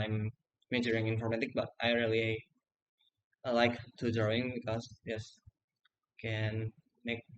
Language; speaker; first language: English; non-native, learner; Indonesian